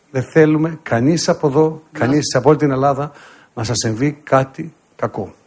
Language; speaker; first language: Greek; native; Greek